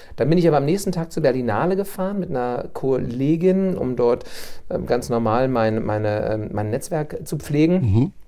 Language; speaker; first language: German; native; German